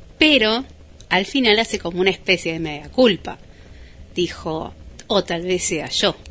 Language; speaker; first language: Spanish; native; Spanish